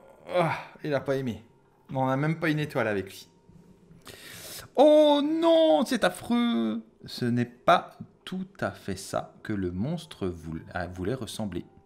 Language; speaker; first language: French; native; French